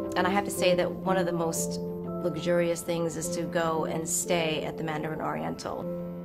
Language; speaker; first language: English; early bilingual, other home language; Chinese